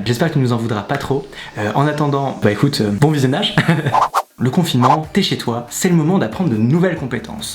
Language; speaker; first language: French; native; French